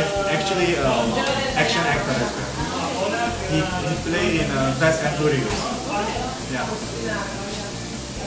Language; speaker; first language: English; non-native, learner; Indonesian